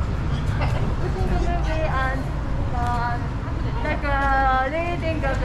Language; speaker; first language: English; non-native, learner; Japanese